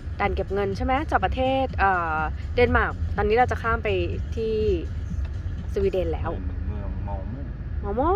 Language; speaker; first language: Thai; native; Thai